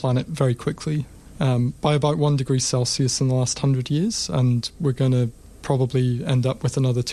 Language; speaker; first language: English; native; English